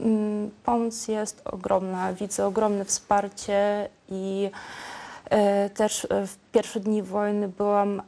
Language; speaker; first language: Polish; non-native, local second language; Ukrainian